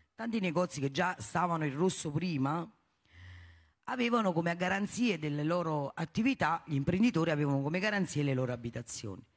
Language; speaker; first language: Italian; native; Italian